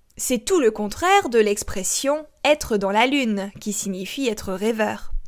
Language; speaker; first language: French; native; French